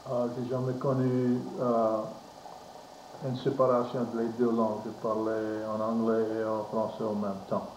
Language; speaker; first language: French; native; French